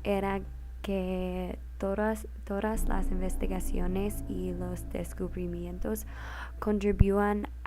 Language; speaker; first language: Spanish; non-native, learner; English